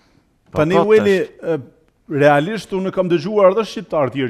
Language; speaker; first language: Albanian; native; Albanian